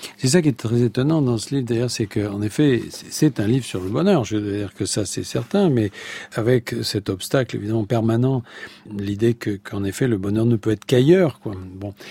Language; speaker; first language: French; native; French